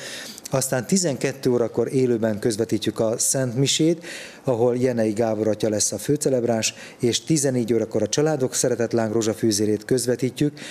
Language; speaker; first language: Hungarian; native; Hungarian